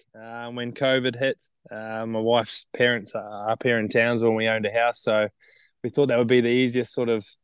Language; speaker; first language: English; native; English